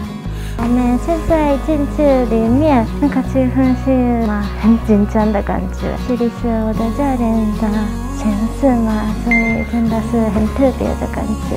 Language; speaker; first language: Chinese; non-native, fluent; Japanese